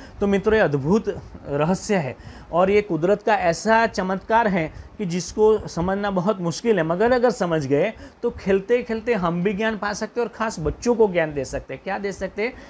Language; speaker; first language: Hindi; non-native, local second language; Gujarati